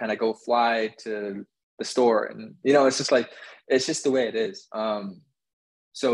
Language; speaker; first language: English; native; English